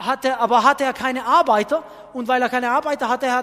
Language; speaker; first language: German; non-native, fluent; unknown